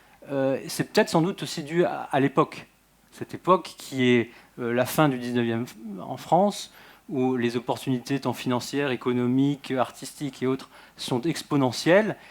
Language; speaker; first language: French; native; French